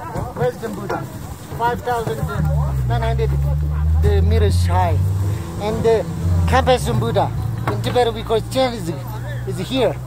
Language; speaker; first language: English; non-native, fluent; Tibetan